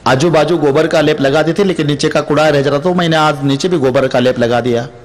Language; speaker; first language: Hindi; non-native, local second language; Marathi